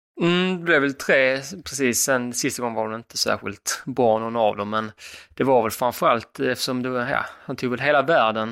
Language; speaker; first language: Swedish; native; Swedish